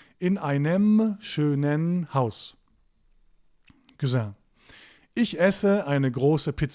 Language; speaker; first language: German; non-native, fluent; Turkish